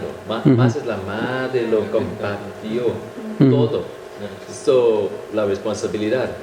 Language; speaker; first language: Spanish; non-native, fluent; English